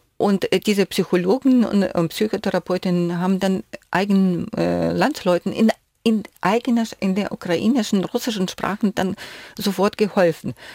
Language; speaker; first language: German; non-native, fluent; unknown